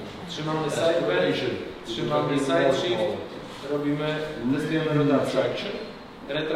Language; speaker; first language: Polish; native; Polish